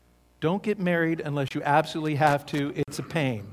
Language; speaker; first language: English; native; English